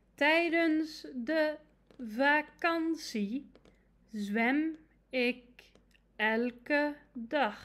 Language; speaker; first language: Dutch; non-native, fluent; Arabic